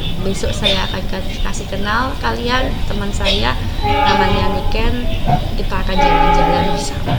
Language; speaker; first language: Indonesian; non-native, local second language; Javanese